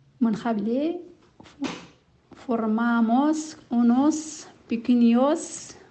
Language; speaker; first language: Spanish; non-native, learner; Kabyle